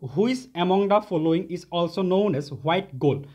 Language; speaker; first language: English; non-native, local second language; Assamese